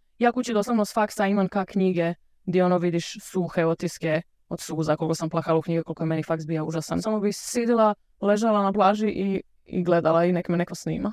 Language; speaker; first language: Bosnian; early bilingual, heritage; Croatian